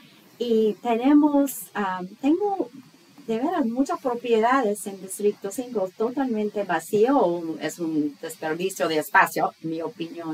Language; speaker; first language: Spanish; non-native, fluent; English